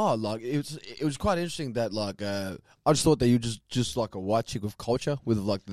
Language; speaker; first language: English; native; English